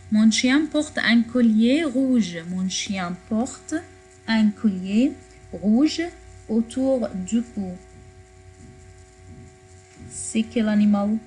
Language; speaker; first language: French; non-native, fluent; Arabic